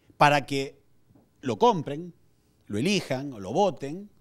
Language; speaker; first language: Spanish; native; Spanish